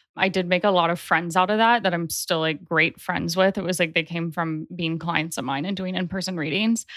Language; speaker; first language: English; native; English